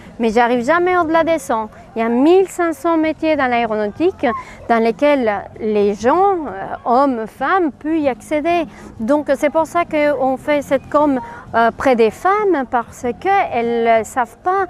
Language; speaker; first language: French; non-native, fluent; Spanish